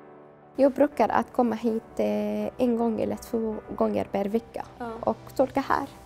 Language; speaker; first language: Swedish; non-native, learner; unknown